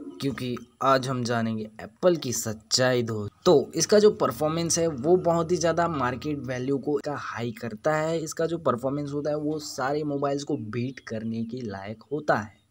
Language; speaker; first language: Hindi; native; Hindi